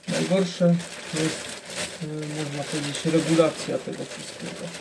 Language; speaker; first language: Polish; native; Polish